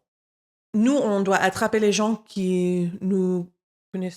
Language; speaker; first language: French; non-native, fluent; English